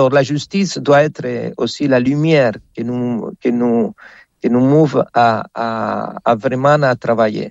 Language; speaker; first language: French; non-native, fluent; Spanish